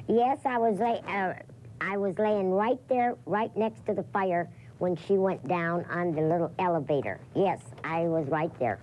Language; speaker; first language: English; native; English